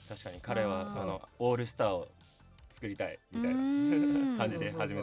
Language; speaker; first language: Japanese; native; Japanese